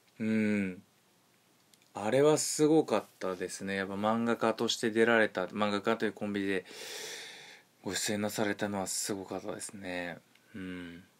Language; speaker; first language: Japanese; native; Japanese